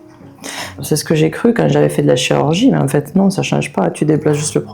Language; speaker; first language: French; native; French